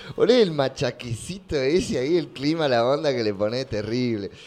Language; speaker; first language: Spanish; native; Spanish